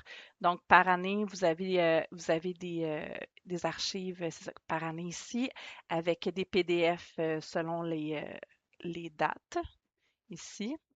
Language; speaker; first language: French; native; French